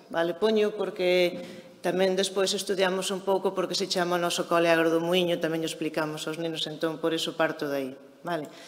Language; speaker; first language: Galician; native; Galician